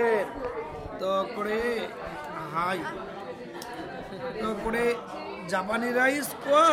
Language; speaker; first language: English; non-native, learner; Bangla